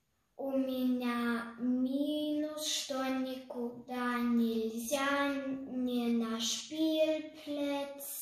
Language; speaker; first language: Russian; early bilingual, heritage; Russian